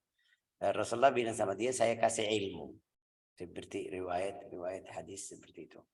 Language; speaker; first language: Indonesian; non-native, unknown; Arabic